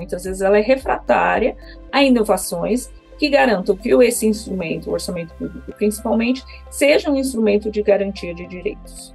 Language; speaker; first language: Portuguese; native; Portuguese